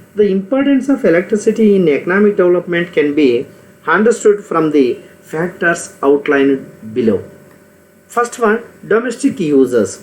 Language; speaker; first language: English; non-native, local second language; Kannada